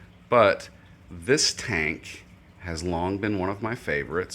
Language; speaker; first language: English; native; English